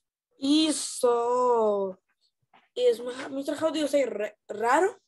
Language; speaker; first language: English; non-native, learner; Spanish